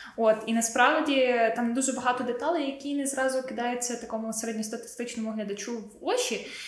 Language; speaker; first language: Ukrainian; non-native, local second language; Russian